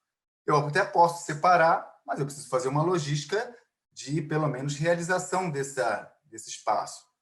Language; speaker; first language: Portuguese; native; Portuguese